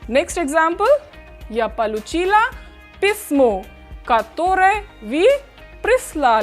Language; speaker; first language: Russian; non-native, fluent; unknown